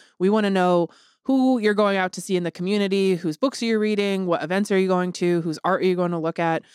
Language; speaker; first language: English; native; English